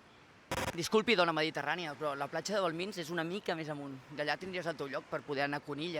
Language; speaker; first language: Catalan; native; Catalan